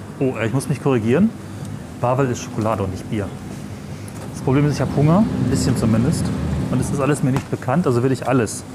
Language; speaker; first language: German; native; German